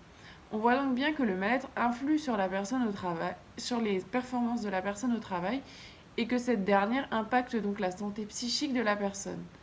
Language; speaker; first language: French; native; French